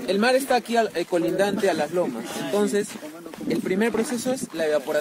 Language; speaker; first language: Spanish; native; Spanish